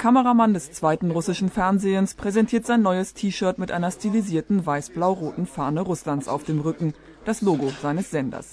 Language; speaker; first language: German; native; German